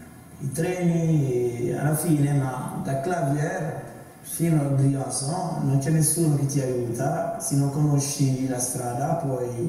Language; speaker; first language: Italian; non-native, fluent; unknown